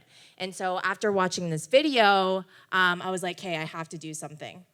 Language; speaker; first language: English; native; English